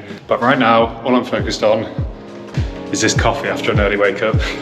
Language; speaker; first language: English; native; English